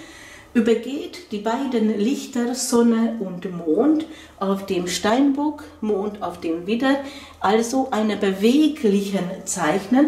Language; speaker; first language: German; non-native, fluent; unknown